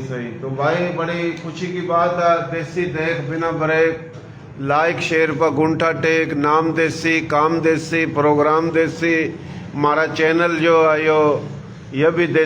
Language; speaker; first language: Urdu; non-native, local second language; Haryanvi